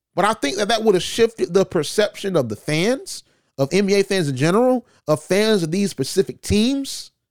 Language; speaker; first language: English; native; English